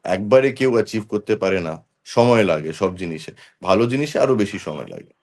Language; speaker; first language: Bangla; non-native, local second language; Hindi